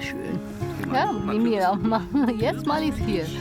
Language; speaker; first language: German; non-native, learner; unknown